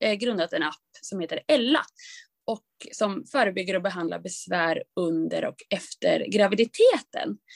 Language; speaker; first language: Swedish; native; Swedish